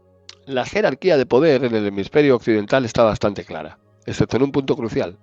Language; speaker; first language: Spanish; native; Spanish